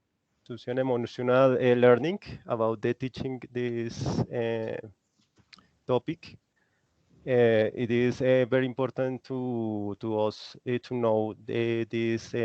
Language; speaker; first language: English; non-native, learner; Spanish